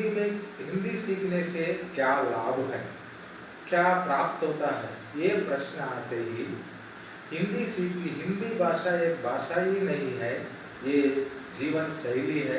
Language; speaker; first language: Hindi; non-native, local second language; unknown